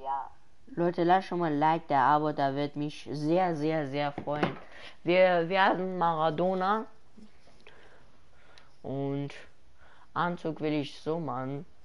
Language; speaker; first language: German; early bilingual, other home language; Persian